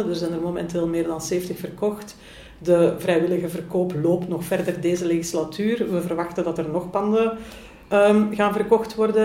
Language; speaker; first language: Dutch; native; Dutch